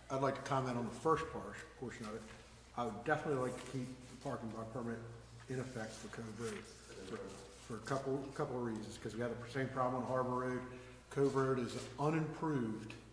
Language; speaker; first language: English; native; English